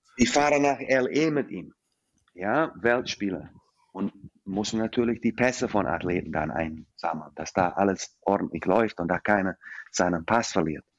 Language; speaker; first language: German; non-native, fluent; English